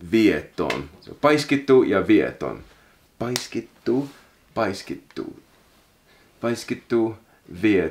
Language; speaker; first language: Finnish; non-native, learner; English